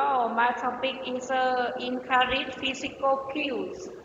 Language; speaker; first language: English; non-native, learner; Vietnamese